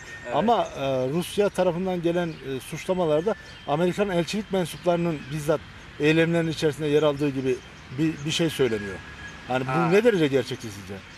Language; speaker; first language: Turkish; native; Turkish